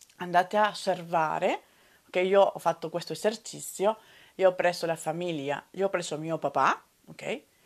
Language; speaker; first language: Italian; non-native, fluent; Spanish